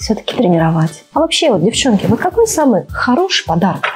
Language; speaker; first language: Russian; native; Russian